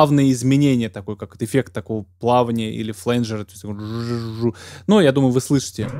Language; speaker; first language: Russian; native; Russian